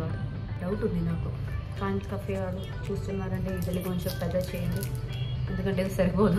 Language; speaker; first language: Telugu; non-native, local second language; Malayalam